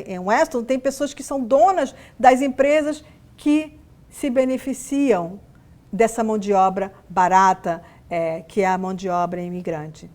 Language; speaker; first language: Portuguese; native; Portuguese